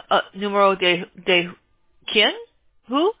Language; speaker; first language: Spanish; non-native, learner; English